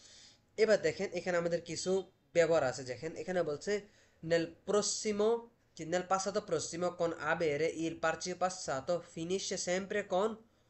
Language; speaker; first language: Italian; non-native, fluent; Bangla